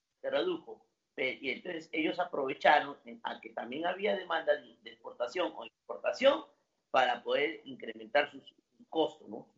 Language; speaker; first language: Spanish; native; Spanish